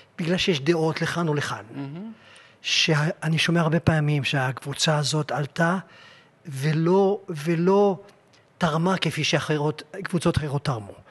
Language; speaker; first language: Hebrew; non-native, fluent; French